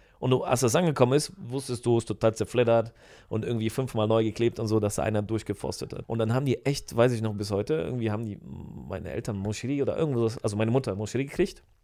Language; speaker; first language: German; native; German